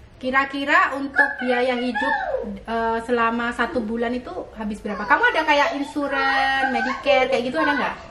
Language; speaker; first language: Indonesian; native; Indonesian